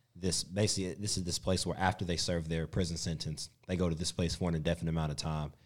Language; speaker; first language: English; native; English